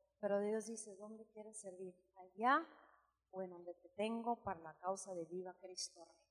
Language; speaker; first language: Spanish; early bilingual, heritage; Spanish